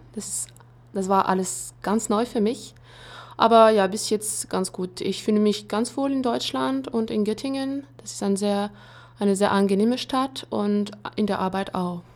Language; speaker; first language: German; non-native, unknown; French